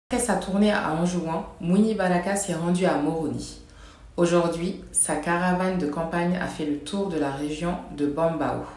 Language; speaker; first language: French; non-native, local second language; Ngazidja Comorian